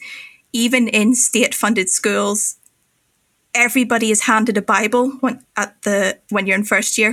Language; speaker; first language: English; native; English